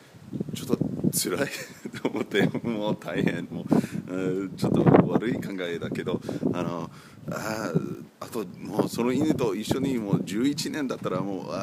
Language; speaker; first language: Japanese; non-native, learner; English